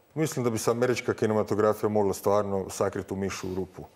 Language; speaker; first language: Croatian; native; Croatian